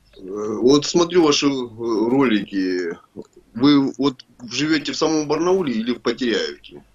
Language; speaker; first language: Russian; native; Russian